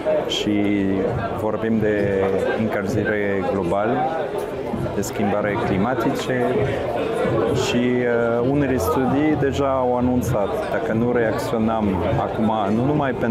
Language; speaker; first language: Romanian; non-native, fluent; French